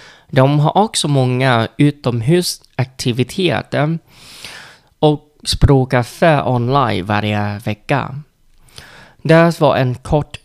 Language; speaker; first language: Swedish; non-native, learner; Vietnamese